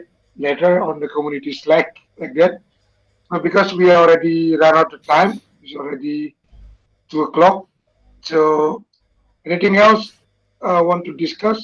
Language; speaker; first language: English; non-native, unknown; Indonesian